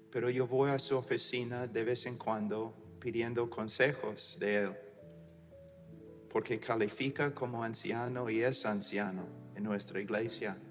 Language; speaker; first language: Spanish; non-native, fluent; English